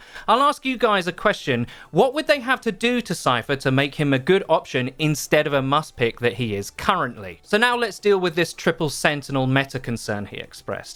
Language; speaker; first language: English; native; English